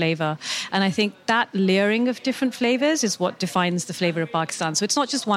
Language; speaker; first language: English; non-native, local second language; Urdu